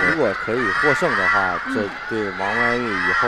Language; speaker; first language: Chinese; native; Chinese